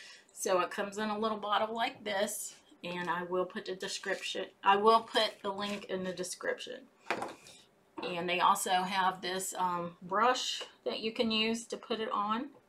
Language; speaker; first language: English; native; English